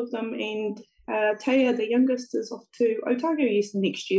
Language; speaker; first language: English; native; English